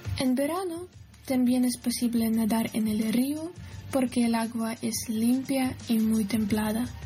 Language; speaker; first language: Spanish; non-native, fluent; Ukrainian